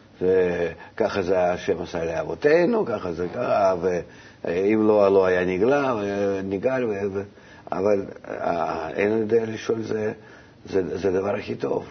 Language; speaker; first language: Hebrew; non-native, fluent; Russian